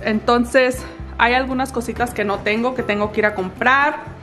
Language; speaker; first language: Spanish; early bilingual, heritage; Spanish